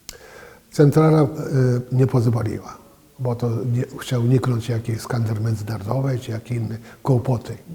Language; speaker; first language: Polish; non-native, fluent; Japanese